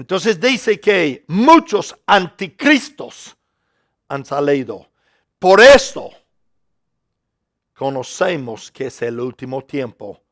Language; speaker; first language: Spanish; non-native, fluent; English